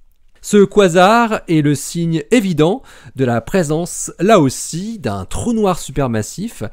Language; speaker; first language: French; native; French